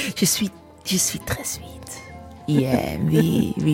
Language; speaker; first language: French; non-native, learner; English